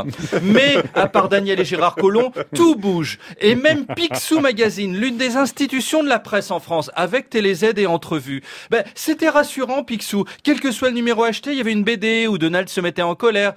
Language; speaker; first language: French; native; French